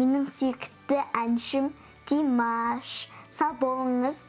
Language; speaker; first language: Kazakh; early bilingual, heritage; Kazakh